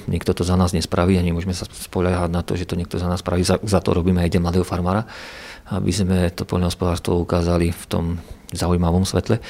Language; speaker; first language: Slovak; native; Slovak